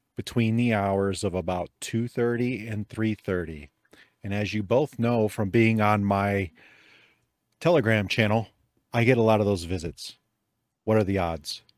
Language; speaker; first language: English; native; English